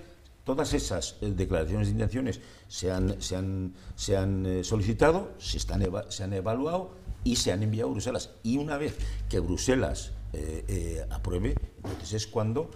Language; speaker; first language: Spanish; native; Spanish